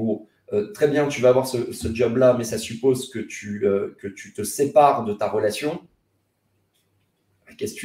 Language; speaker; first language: French; native; French